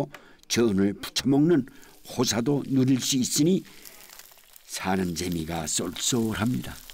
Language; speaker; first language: Korean; native; Korean